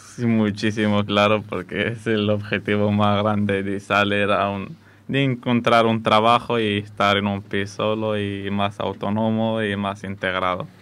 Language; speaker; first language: Spanish; non-native, fluent; Arabic